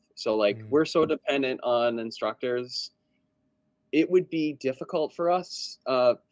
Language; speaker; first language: English; native; English